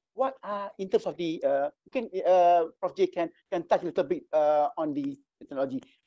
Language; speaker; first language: English; non-native, local second language; Malay